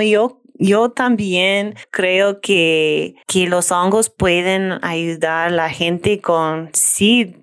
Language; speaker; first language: Spanish; non-native, learner; English